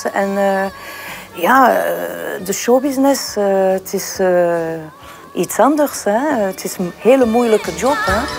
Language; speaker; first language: Dutch; non-native, local second language; French